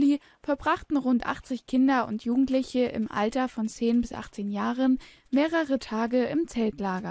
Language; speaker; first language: German; native; German